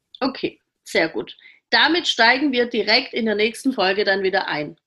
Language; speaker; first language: German; native; German